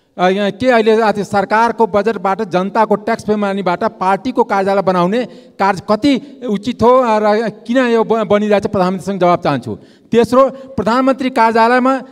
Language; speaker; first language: Nepali; non-native, local second language; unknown